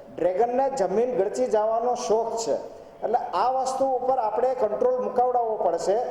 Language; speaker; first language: Gujarati; native; Gujarati